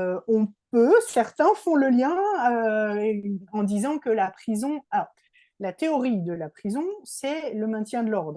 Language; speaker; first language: French; native; French